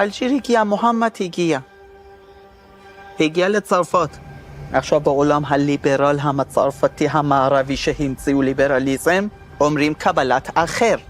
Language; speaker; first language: Hebrew; non-native, fluent; Persian